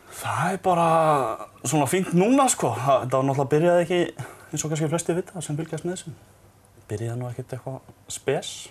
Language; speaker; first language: Icelandic; non-native, fluent; Serbian